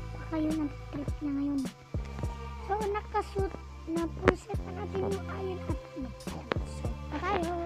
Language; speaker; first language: Filipino; non-native, local second language; Cebuano